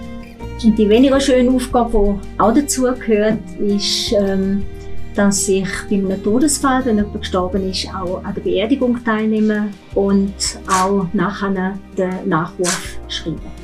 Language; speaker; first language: German; native; German